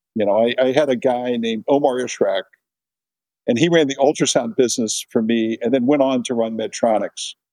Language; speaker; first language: English; native; English